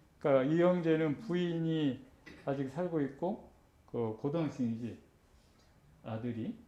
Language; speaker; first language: Korean; native; Korean